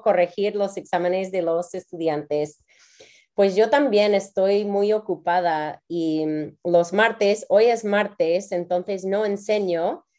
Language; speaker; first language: Spanish; non-native, fluent; English